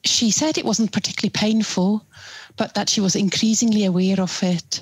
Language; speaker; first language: English; non-native, fluent; German